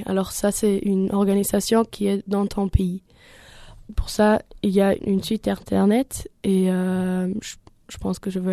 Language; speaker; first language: French; non-native, learner; German